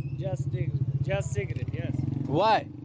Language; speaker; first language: English; non-native, learner; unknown